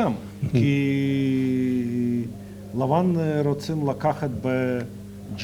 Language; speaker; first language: Hebrew; non-native, fluent; Russian